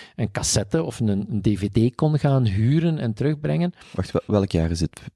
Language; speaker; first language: Dutch; native; Dutch